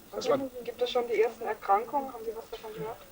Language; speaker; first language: German; native; German